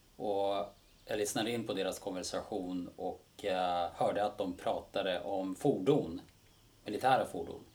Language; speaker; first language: Swedish; early bilingual, other home language; Bosnian